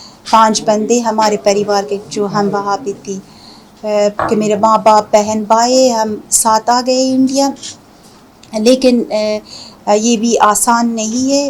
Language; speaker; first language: Hindi; non-native, fluent; Punjabi